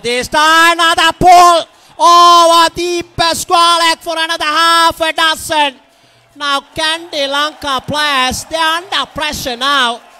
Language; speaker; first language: English; non-native, local second language; Sinhala